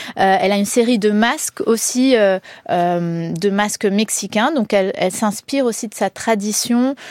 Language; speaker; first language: French; early bilingual, heritage; Spanish